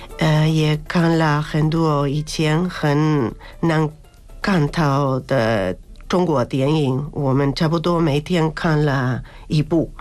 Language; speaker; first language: Chinese; non-native, learner; Spanish